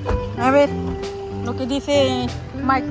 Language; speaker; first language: Spanish; non-native, fluent; Filipino